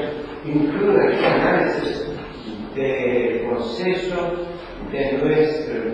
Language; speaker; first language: Spanish; non-native, learner; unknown